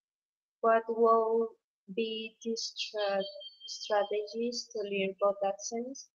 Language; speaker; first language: English; non-native, learner; Spanish